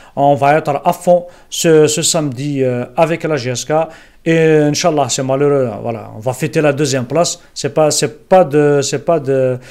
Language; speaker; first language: French; non-native, local second language; Kabyle